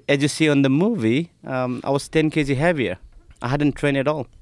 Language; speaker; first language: English; non-native, local second language; Nepali